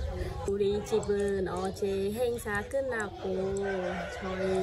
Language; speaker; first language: Korean; non-native, fluent; Khmer